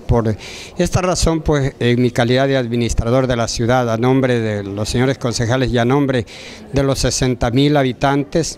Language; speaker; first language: Spanish; native; Spanish